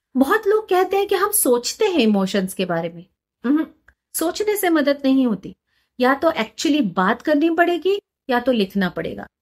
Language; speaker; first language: Hindi; non-native, local second language; Marathi